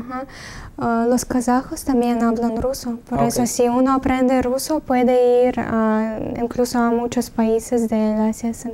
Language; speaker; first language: Spanish; non-native, learner; Russian